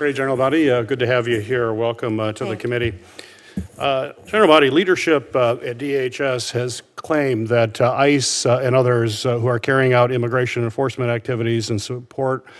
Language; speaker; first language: English; native; English